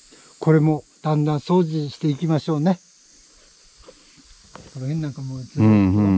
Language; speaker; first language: Japanese; native; Japanese